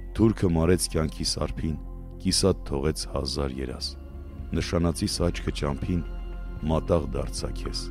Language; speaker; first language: Armenian; native; Armenian